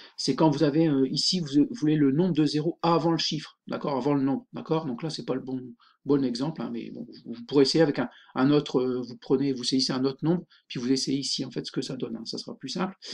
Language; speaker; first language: French; native; French